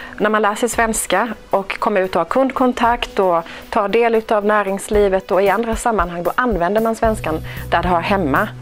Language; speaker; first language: Swedish; native; Swedish